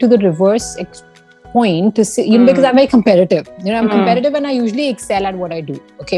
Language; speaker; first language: English; non-native, local second language; Hindi